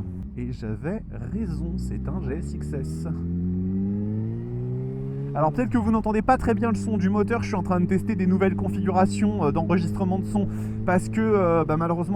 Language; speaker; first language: French; native; French